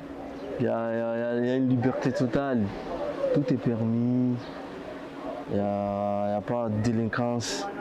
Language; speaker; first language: French; non-native, learner; Comorian